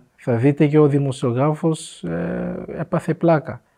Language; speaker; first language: Greek; non-native, fluent; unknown